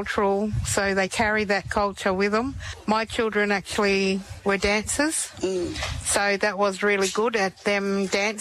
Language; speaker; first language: English; native; English